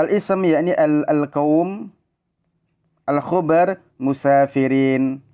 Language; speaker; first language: Arabic; non-native, fluent; Indonesian